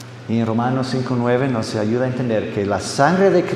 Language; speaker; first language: Spanish; non-native, fluent; English